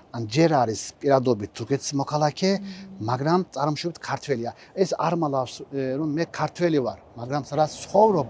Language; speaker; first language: Georgian; early bilingual, heritage; Georgian